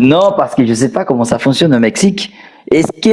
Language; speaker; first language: French; non-native, fluent; Spanish